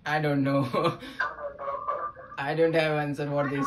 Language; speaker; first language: Hindi; native; Hindi